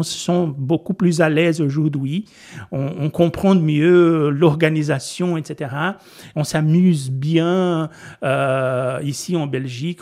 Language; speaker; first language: French; non-native, fluent; Portuguese